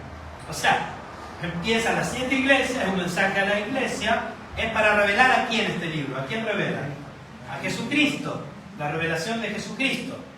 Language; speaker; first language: Spanish; native; Spanish